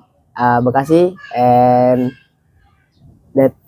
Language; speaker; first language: English; non-native, learner; Indonesian